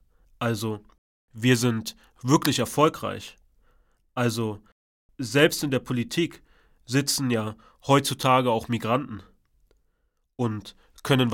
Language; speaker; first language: German; early bilingual, other home language; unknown